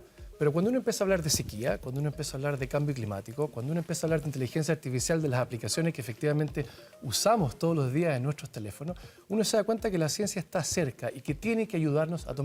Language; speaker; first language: Spanish; native; Spanish